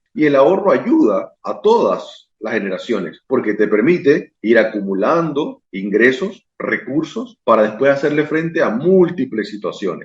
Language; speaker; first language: Spanish; native; Spanish